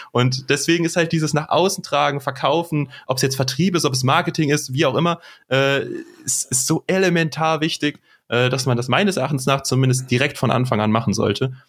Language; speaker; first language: German; native; German